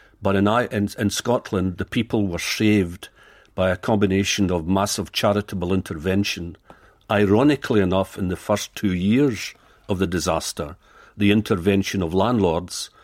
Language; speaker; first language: English; native; English